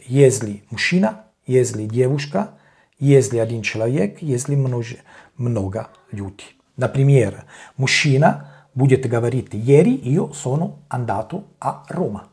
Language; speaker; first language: Russian; non-native, learner; Italian